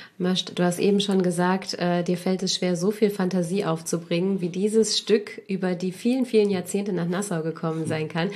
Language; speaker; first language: German; native; German